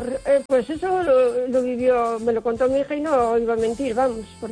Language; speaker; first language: Spanish; native; Spanish